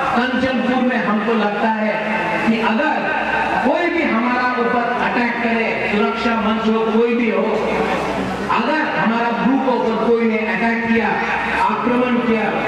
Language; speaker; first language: Hindi; non-native, local second language; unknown